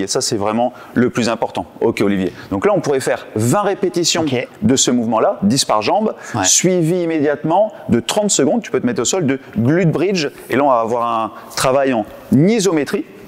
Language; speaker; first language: French; native; French